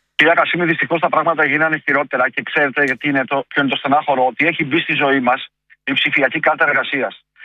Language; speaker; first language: Greek; native; Greek